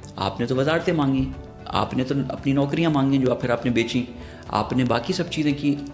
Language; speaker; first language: Urdu; native; Urdu